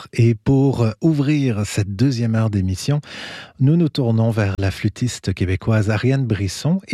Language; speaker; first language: French; native; French